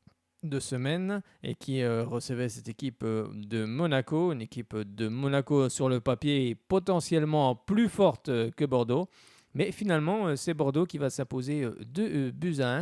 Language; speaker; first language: French; native; French